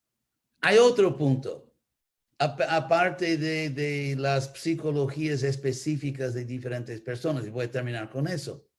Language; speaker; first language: Spanish; non-native, fluent; English